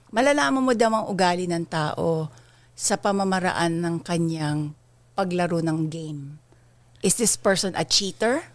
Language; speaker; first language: Filipino; native; Filipino